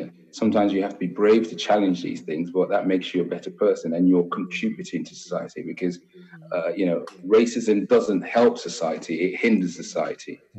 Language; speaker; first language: English; native; English